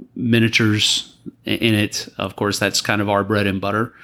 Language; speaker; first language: English; native; English